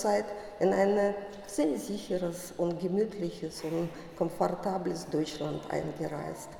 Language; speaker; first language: German; non-native, fluent; Russian